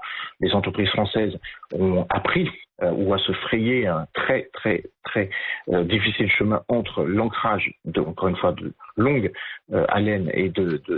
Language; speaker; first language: French; native; French